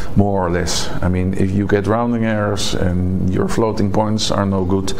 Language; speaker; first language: English; non-native, fluent; Dutch